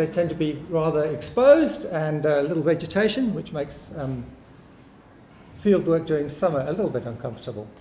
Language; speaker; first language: English; native; English